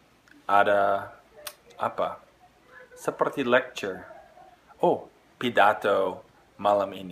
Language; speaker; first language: Indonesian; non-native, fluent; English